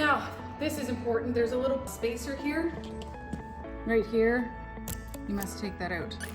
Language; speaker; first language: English; native; English